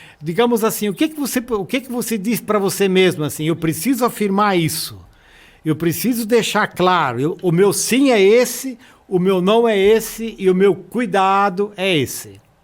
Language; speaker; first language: Portuguese; native; Portuguese